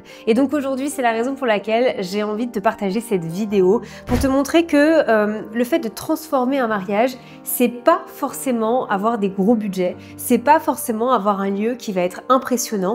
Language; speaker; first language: French; native; French